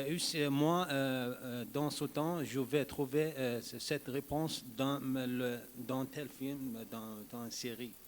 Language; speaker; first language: French; non-native, learner; Arabic